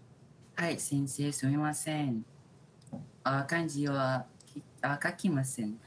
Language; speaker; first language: Japanese; non-native, learner; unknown